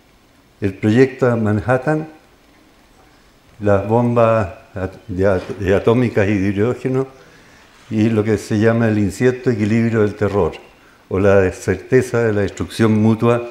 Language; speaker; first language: Spanish; native; Spanish